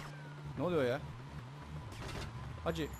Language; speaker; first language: Turkish; native; Turkish